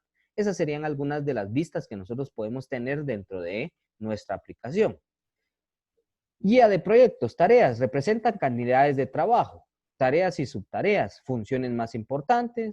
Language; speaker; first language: Spanish; native; Spanish